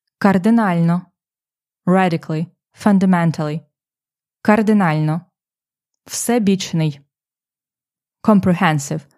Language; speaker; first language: Ukrainian; native; Ukrainian